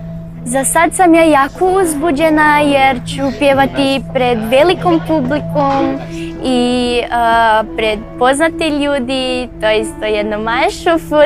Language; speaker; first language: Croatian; early bilingual, other home language; Filipino